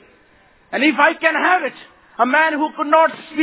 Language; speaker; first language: English; non-native, local second language; Malayalam